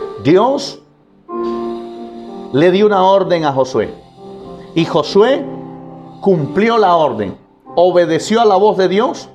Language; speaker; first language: Spanish; native; Spanish